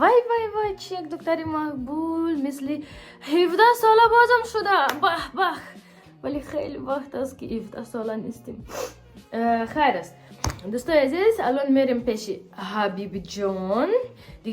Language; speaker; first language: Persian; early bilingual, heritage; Persian